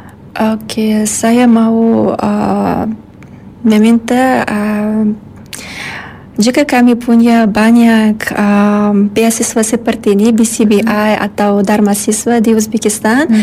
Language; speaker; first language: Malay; non-native, learner; Uzbek